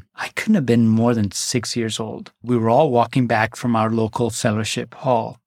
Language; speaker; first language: English; non-native, local second language; Malayalam